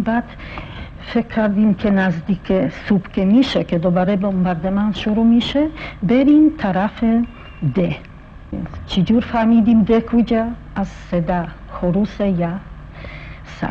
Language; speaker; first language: Persian; non-native, fluent; Polish